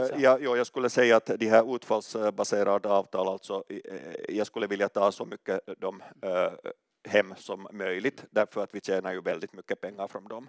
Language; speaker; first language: Swedish; non-native, local second language; Finnish